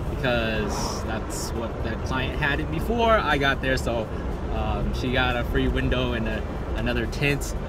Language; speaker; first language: English; native; English